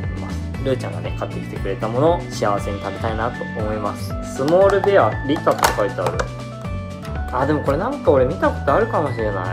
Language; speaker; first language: Japanese; native; Japanese